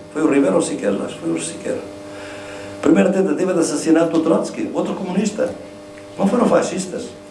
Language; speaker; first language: Portuguese; native; Portuguese